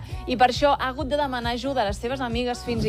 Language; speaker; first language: Catalan; native; Catalan